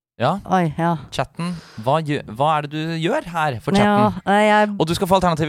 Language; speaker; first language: Norwegian; native; Norwegian